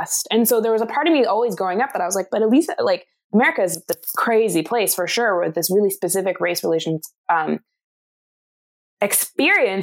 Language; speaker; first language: English; native; English